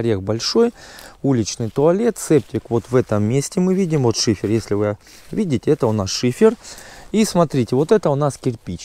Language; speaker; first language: Russian; native; Russian